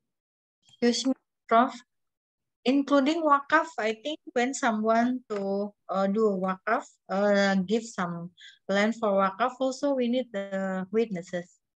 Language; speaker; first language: English; non-native, learner; Indonesian